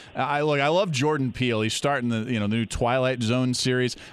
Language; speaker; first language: English; native; English